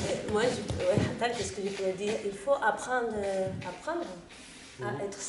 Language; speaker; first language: French; non-native, fluent; Spanish